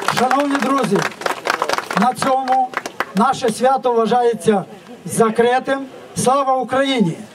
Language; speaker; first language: Ukrainian; native; Ukrainian